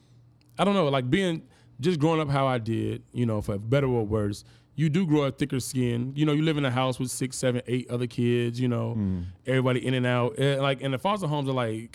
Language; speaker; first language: English; native; English